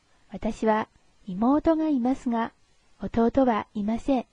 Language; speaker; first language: Japanese; non-native, fluent; Chinese